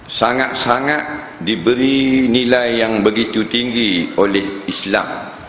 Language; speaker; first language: Malay; native; Malay